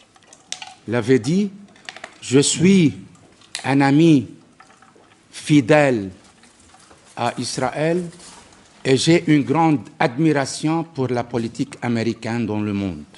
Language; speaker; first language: French; non-native, local second language; Arabic